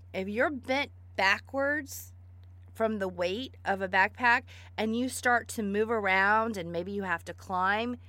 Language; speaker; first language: English; native; English